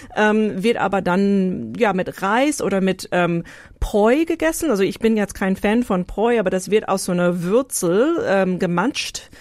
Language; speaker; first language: German; non-native, fluent; English